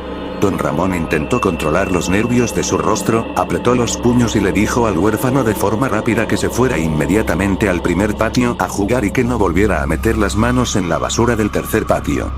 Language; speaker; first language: Spanish; native; Spanish